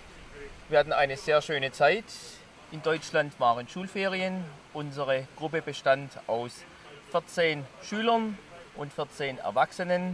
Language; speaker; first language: German; native; German